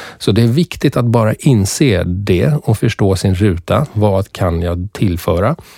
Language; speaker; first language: Swedish; early bilingual, other home language; Persian